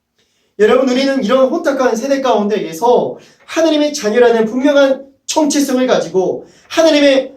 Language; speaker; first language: Korean; native; Korean